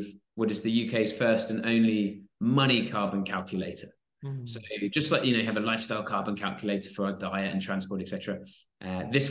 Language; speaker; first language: English; native; English